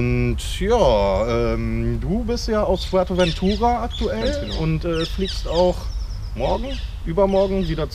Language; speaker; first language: German; native; German